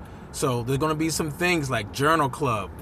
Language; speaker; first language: English; native; English